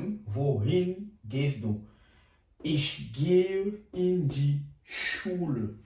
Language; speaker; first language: German; non-native, fluent; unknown